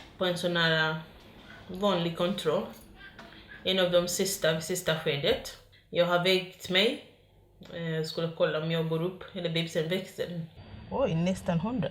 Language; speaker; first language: Swedish; non-native, fluent; Ganda